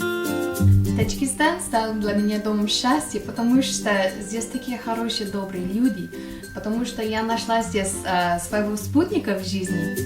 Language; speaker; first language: Russian; non-native, fluent; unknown